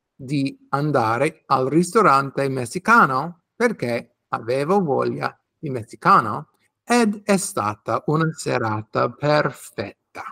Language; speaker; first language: Italian; non-native, learner; English